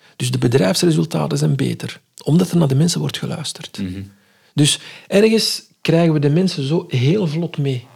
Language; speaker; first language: Dutch; non-native, fluent; Arabic